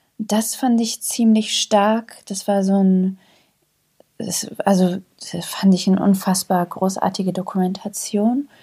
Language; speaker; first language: German; early bilingual, other home language; Croatian